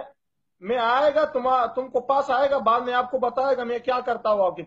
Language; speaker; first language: Hindi; non-native, learner; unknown